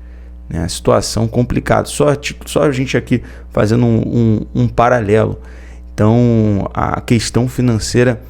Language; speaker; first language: Portuguese; native; Portuguese